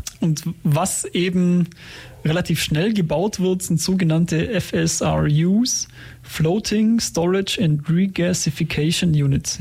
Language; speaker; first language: German; native; German